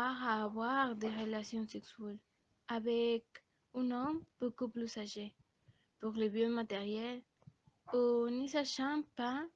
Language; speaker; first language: French; non-native, learner; Spanish